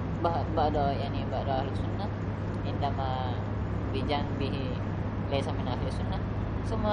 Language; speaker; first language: Arabic; non-native, learner; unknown